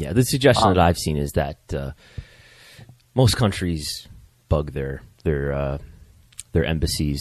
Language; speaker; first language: English; native; English